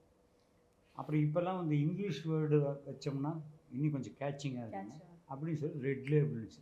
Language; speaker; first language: Tamil; native; Tamil